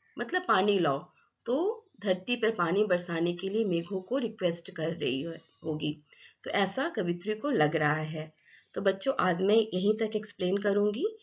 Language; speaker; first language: Hindi; non-native, local second language; Assamese